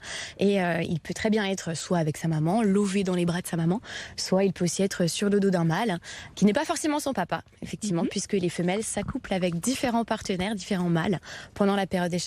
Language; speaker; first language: French; native; French